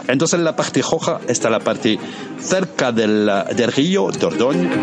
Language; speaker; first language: Spanish; non-native, learner; French